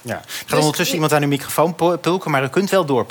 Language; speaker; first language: Dutch; native; Dutch